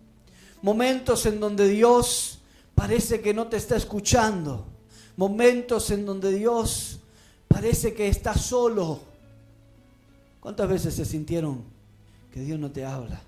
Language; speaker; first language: Spanish; native; Spanish